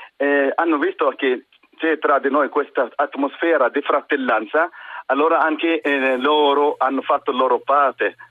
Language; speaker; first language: Italian; non-native, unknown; Arabic